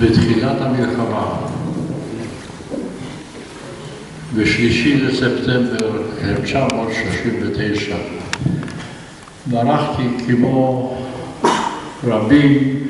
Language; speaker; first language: Hebrew; non-native, fluent; Polish